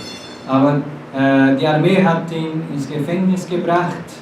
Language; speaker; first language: German; non-native, fluent; Portuguese